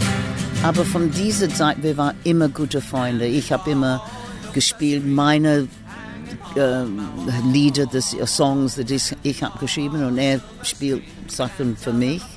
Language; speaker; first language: German; non-native, learner; English